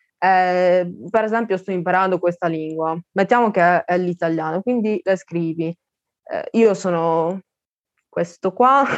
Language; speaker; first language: Italian; non-native, fluent; Russian